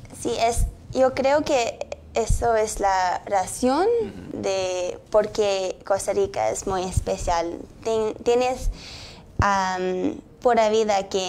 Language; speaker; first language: Spanish; early bilingual, heritage; English